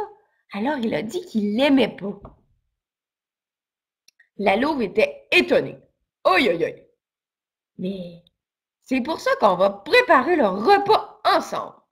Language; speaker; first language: French; native; French